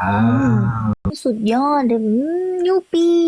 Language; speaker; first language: Japanese; non-native, learner; Thai